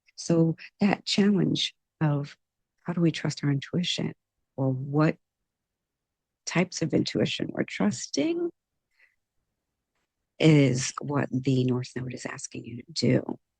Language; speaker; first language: English; native; English